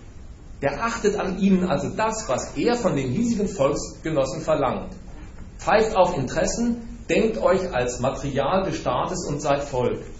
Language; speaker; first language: German; native; German